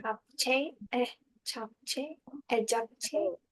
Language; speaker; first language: Korean; non-native, learner; Indonesian